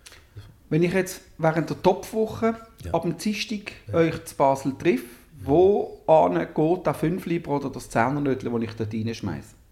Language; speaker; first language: German; native; German